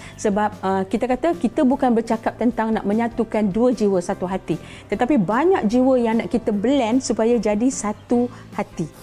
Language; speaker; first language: Malay; native; Malay